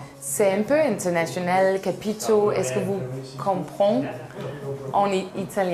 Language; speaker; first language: French; non-native, learner; Danish